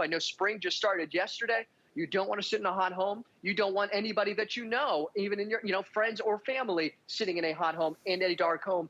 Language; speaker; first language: English; native; English